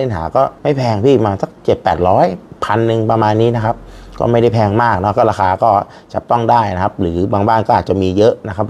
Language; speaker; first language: Thai; native; Thai